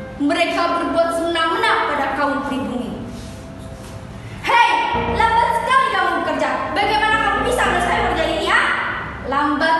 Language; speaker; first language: Indonesian; native; Indonesian